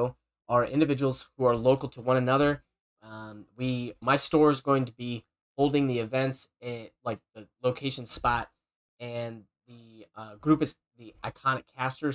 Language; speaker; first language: English; native; English